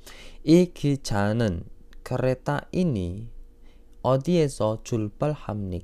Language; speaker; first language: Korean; non-native, fluent; Indonesian